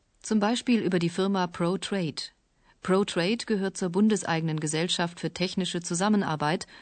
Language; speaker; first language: German; native; German